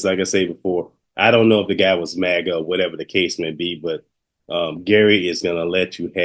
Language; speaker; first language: English; native; English